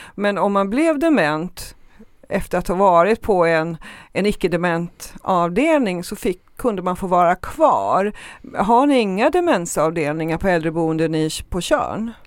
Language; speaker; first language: Swedish; native; Swedish